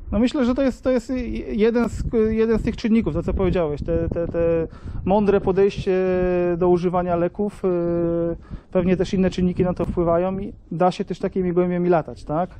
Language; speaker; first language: Polish; native; Polish